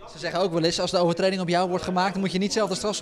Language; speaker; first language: Dutch; native; Dutch